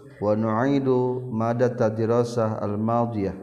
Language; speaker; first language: Arabic; non-native, fluent; Indonesian